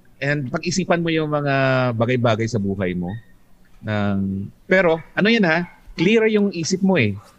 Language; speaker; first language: Filipino; non-native, local second language; Hiligaynon